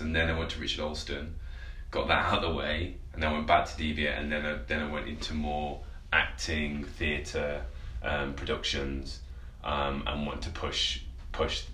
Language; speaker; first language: English; native; English